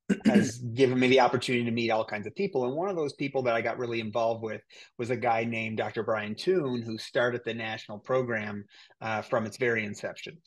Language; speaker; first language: English; native; English